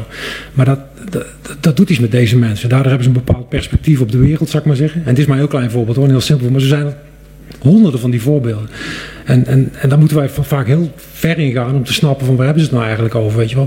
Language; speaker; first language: Dutch; native; Dutch